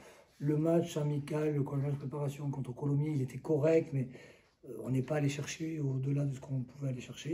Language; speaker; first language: French; native; French